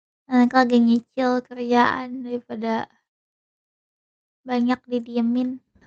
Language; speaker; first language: Indonesian; native; Indonesian